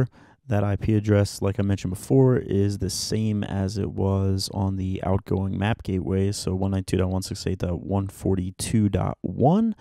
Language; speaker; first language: English; native; English